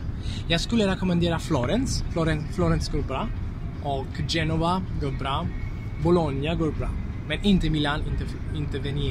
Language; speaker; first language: Swedish; non-native, fluent; Italian